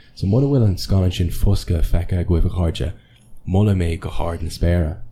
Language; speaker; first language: Irish; non-native, local second language; English